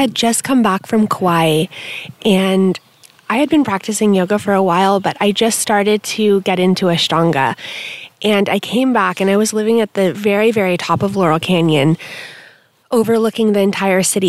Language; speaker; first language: English; native; English